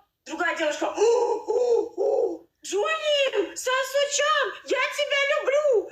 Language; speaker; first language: Russian; non-native, learner; Uzbek